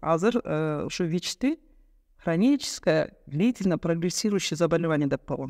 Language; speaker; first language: Russian; non-native, local second language; Kyrgyz